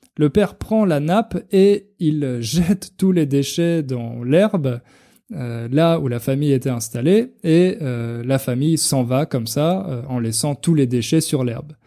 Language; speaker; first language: French; native; French